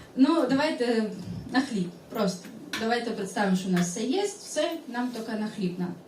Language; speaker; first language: Ukrainian; non-native, local second language; Russian